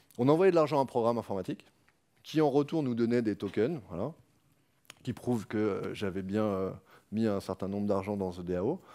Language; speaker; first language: French; native; French